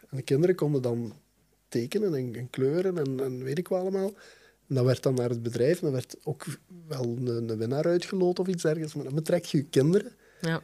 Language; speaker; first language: Dutch; native; Dutch